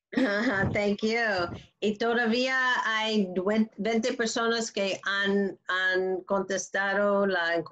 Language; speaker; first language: Spanish; non-native, learner; English